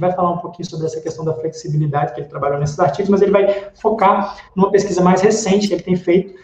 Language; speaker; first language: Portuguese; native; Portuguese